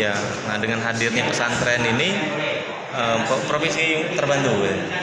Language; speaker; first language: Indonesian; native; Indonesian